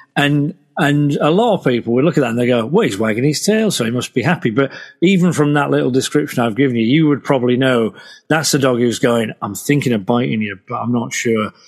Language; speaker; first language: English; native; English